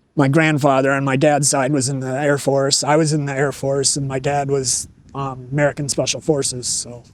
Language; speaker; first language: English; native; English